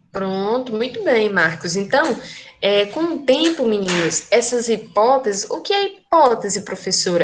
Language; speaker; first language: Portuguese; native; Portuguese